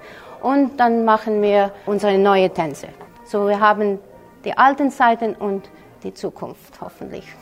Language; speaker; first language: German; early bilingual, heritage; German